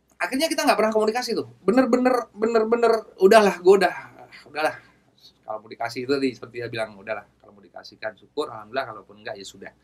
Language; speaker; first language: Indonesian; native; Indonesian